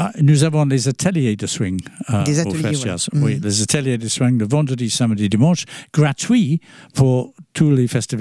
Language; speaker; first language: French; non-native, fluent; English